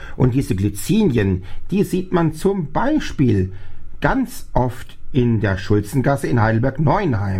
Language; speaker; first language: German; native; German